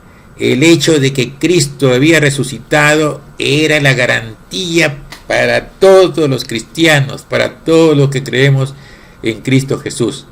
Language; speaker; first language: Spanish; native; Spanish